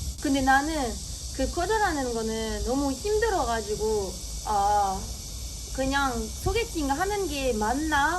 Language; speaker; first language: Korean; non-native, fluent; French